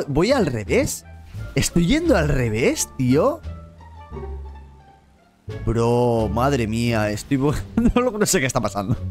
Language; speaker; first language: Spanish; native; Spanish